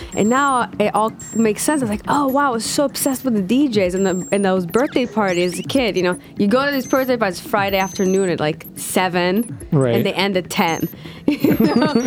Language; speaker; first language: English; non-native, fluent; Hebrew